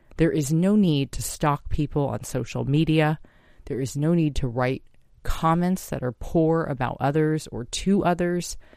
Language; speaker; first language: English; native; English